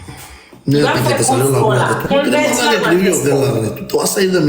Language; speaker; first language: Spanish; native; Spanish